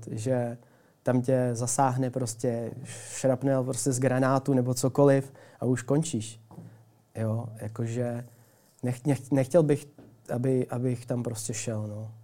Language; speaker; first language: Czech; early bilingual, other home language; Ukrainian